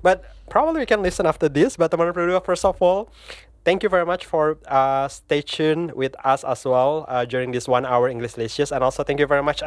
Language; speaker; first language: English; non-native, fluent; Indonesian